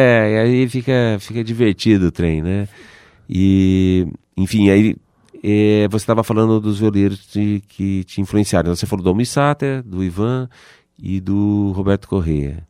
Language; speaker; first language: Portuguese; native; Portuguese